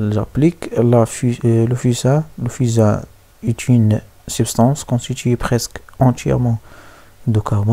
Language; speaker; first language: French; non-native, local second language; Arabic